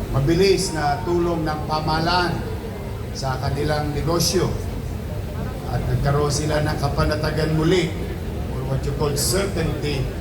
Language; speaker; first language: Filipino; native; Filipino